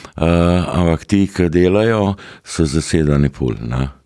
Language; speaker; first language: Slovenian; early bilingual, other home language; Serbian